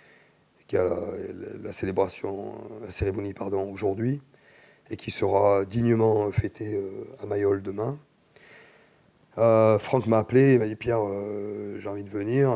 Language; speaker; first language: French; native; French